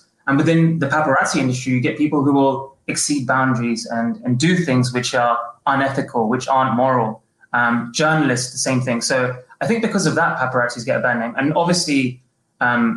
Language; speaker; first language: English; native; English